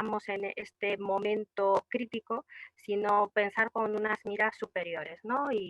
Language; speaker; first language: Spanish; native; Spanish